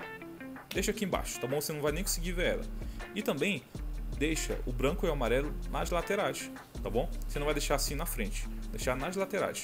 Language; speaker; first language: Portuguese; native; Portuguese